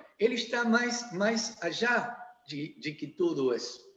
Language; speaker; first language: Portuguese; non-native, learner; Spanish